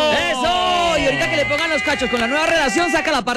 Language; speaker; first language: Spanish; native; Spanish